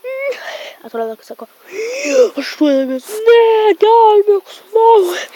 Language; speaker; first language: Lithuanian; native; Lithuanian